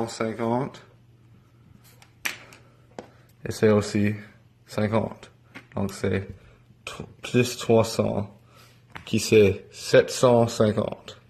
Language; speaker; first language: French; non-native, local second language; English